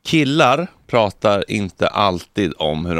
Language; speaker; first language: Swedish; native; Swedish